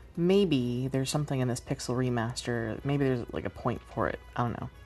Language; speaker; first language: English; native; English